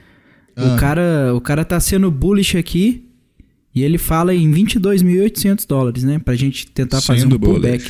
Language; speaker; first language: Portuguese; native; Portuguese